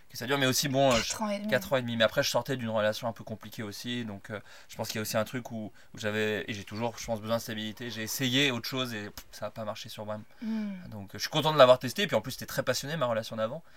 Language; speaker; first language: French; native; French